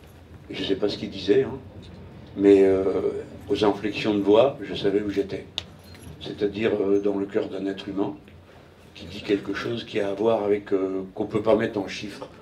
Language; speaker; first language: French; native; French